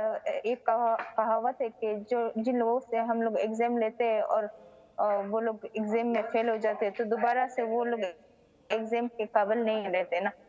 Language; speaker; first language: Hindi; non-native, fluent; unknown